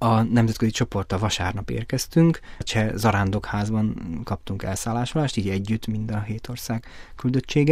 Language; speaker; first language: Hungarian; native; Hungarian